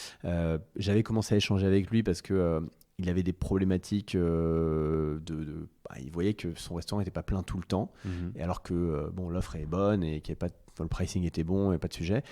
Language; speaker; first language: French; native; French